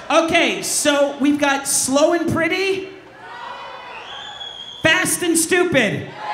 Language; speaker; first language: English; native; English